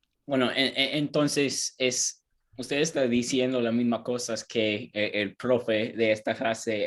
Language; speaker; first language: Spanish; non-native, learner; English